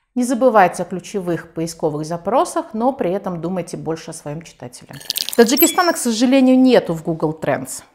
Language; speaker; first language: Russian; non-native, local second language; Tajik